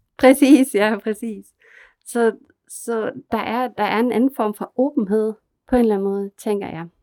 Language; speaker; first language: Danish; non-native, fluent; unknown